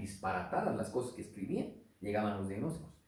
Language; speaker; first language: Spanish; native; Spanish